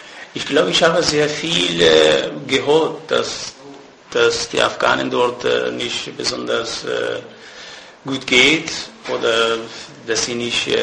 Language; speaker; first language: German; non-native, fluent; Persian